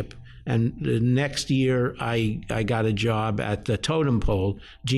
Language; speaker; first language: English; early bilingual, other home language; Yiddish